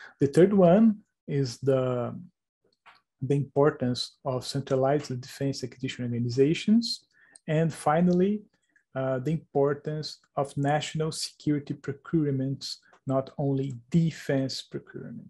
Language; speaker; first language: English; non-native, fluent; Portuguese